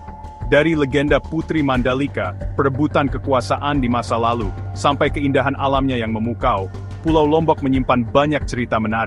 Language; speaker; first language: Indonesian; native; Indonesian